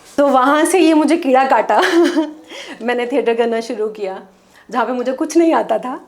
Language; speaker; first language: Hindi; non-native, local second language; Punjabi